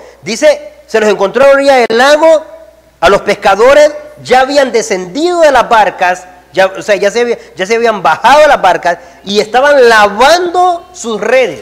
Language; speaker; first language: Spanish; native; Spanish